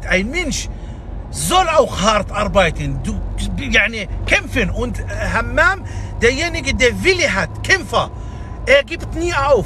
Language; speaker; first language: German; non-native, fluent; Arabic